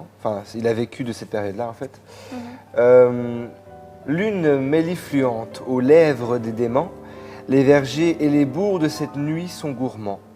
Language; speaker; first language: French; native; French